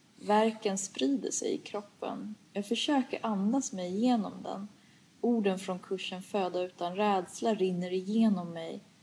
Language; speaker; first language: Swedish; early bilingual, other home language; Persian